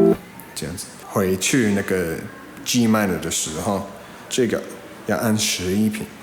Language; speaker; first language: Chinese; non-native, fluent; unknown